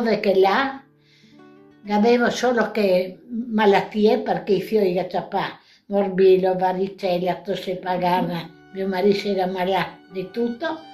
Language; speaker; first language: Italian; non-native, local second language; Venetian